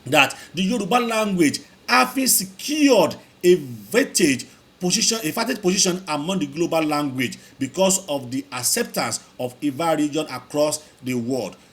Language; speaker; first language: English; non-native, local second language; Yoruba